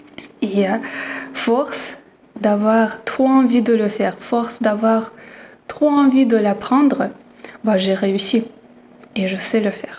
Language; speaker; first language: French; non-native, fluent; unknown